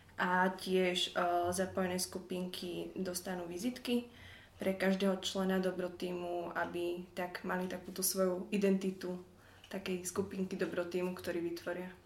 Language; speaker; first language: Slovak; native; Slovak